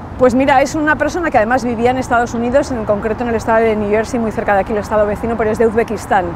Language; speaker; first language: Spanish; native; Spanish